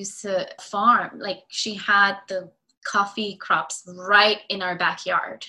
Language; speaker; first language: English; native; English